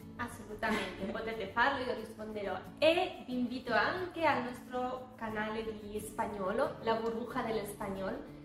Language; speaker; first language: Italian; non-native, fluent; Spanish